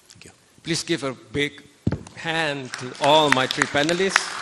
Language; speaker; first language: English; non-native, local second language; Malay